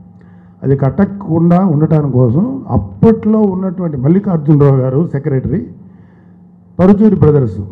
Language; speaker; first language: Telugu; native; Telugu